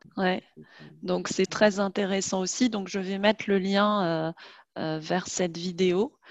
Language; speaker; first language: French; native; French